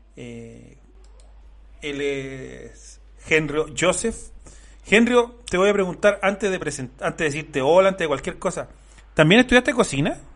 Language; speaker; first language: Spanish; native; Spanish